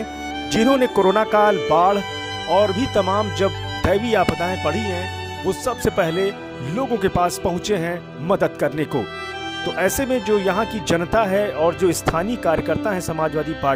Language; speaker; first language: Hindi; native; Hindi